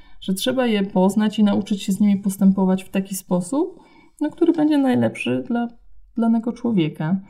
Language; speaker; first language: Polish; native; Polish